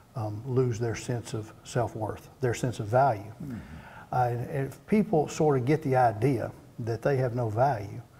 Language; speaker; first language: English; native; English